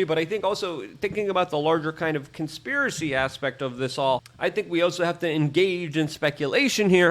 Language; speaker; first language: English; native; English